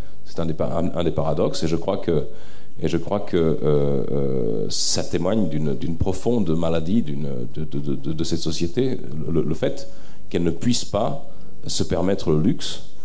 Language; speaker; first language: French; early bilingual, other home language; Serbian